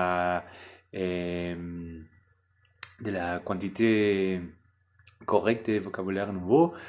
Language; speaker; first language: French; non-native, learner; Spanish